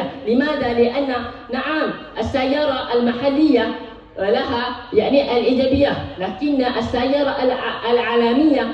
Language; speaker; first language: Arabic; non-native, learner; Malay